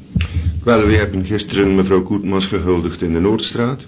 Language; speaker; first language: Dutch; native; Dutch